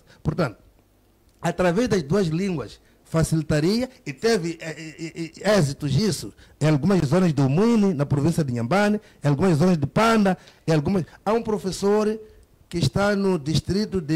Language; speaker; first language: Portuguese; native; Portuguese